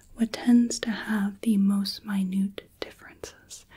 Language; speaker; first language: English; native; English